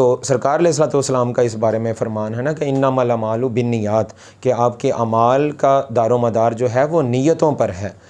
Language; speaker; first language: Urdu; non-native, local second language; Punjabi